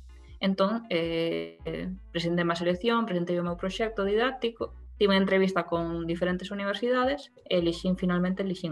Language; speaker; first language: Galician; non-native, local second language; Spanish